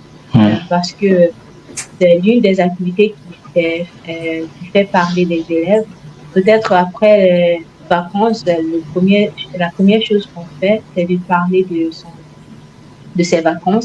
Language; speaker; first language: French; non-native, fluent; Igbo